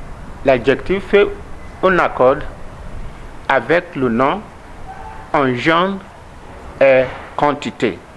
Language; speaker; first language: French; non-native, learner; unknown